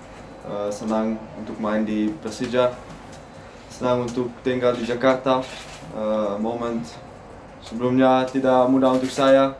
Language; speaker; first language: Indonesian; non-native, learner; Dutch